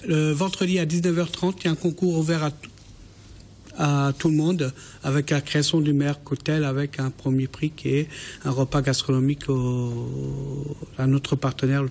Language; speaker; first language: French; native; French